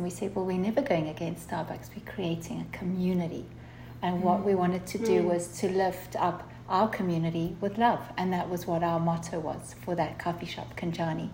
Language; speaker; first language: English; native; English